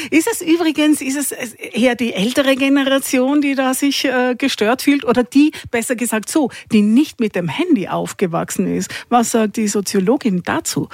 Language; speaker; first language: German; native; German